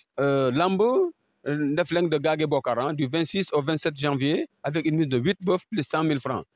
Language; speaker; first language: French; non-native, local second language; Wolof